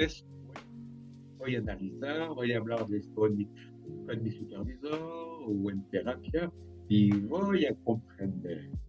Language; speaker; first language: Spanish; non-native, fluent; French